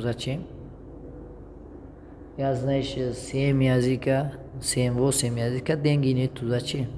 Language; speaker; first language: Russian; non-native, learner; Tajik